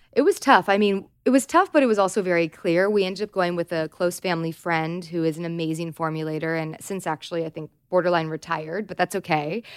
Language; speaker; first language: English; native; English